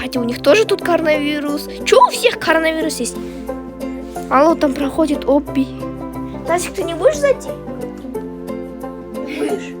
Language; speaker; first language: Russian; non-native, local second language; Kazakh